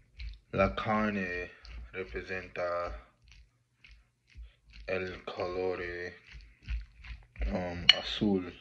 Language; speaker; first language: Spanish; non-native, learner; English